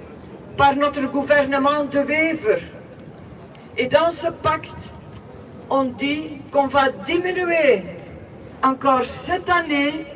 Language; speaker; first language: French; non-native, local second language; Dutch